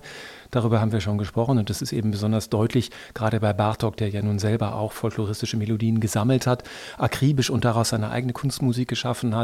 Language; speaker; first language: German; native; German